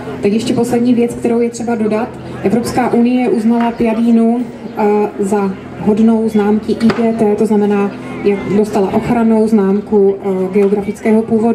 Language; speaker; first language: Czech; native; Czech